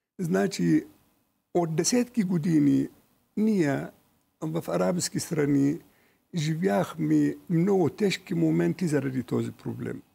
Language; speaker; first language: Bulgarian; non-native, fluent; Arabic